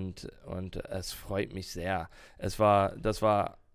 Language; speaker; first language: German; non-native, learner; English